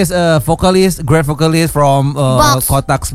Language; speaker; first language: English; non-native, learner; Indonesian